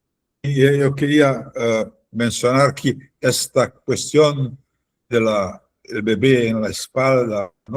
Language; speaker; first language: Spanish; non-native, fluent; Portuguese